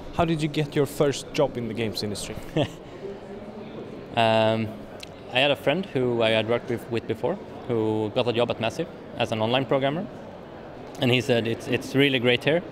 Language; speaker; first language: English; non-native, fluent; Swedish